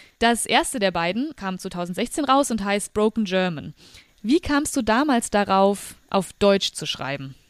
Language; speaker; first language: German; native; German